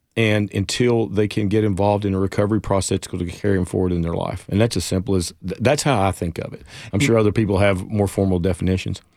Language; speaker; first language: English; native; English